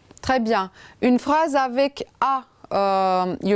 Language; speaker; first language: French; non-native, fluent; Romanian